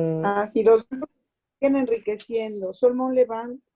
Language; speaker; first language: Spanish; native; Spanish